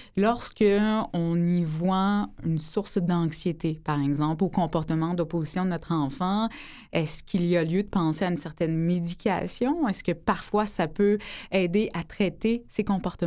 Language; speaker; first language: French; native; French